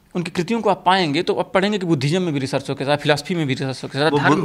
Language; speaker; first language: Hindi; native; Hindi